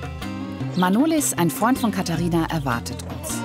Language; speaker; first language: German; native; German